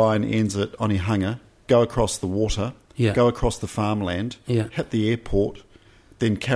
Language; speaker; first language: English; native; English